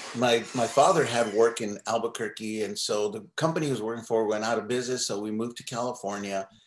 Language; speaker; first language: English; native; English